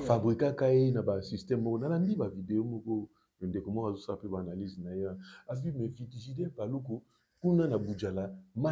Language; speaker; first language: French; non-native, local second language; Lingala